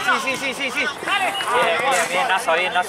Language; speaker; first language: Spanish; native; Spanish